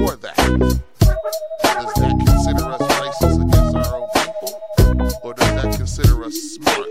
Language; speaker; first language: English; native; English